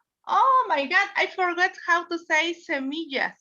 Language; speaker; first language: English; non-native, learner; Spanish